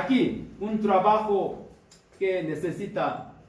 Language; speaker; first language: Spanish; non-native, fluent; Korean